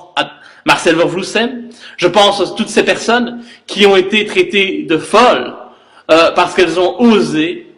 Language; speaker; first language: French; native; French